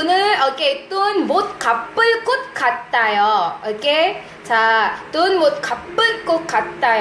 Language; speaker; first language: Korean; non-native, fluent; Iloko